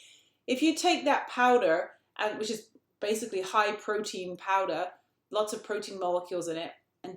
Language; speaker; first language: English; native; English